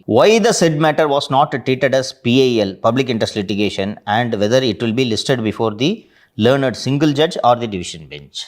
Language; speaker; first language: English; non-native, local second language; Tamil